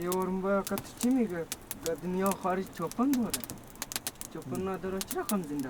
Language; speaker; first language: Persian; non-native, local second language; Kyrgyz